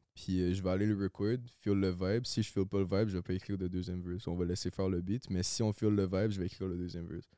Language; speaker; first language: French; native; French